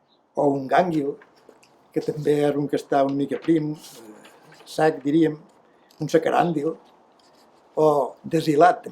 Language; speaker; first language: Catalan; native; Catalan